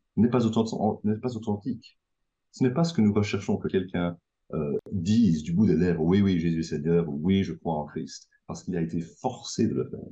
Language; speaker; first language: French; native; French